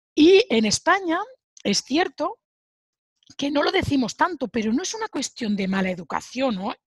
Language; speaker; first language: Spanish; native; Spanish